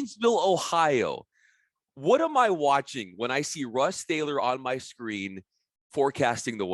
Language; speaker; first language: English; native; English